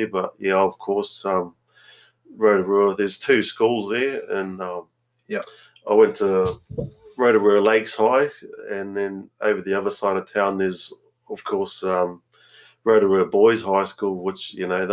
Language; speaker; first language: English; native; English